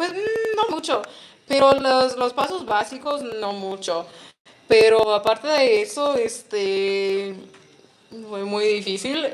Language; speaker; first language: Spanish; non-native, learner; English